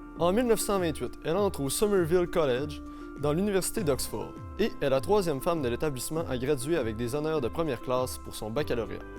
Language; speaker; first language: French; native; French